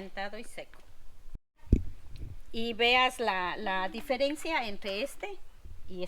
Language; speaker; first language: Spanish; native; Spanish